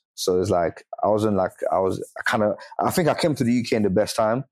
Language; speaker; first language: English; non-native, local second language; Yoruba